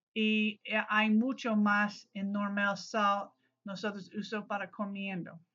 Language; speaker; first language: Spanish; non-native, learner; English